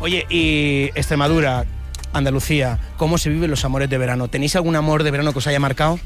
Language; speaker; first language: Spanish; native; Spanish